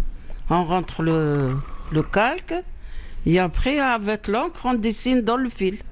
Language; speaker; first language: French; non-native, learner; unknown